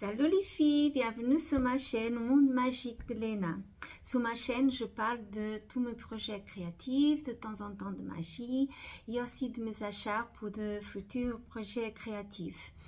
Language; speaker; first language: French; non-native, fluent; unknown